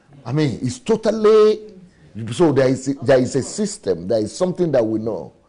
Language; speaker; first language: English; non-native, local second language; Yoruba